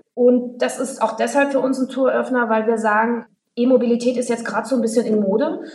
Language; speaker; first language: German; native; German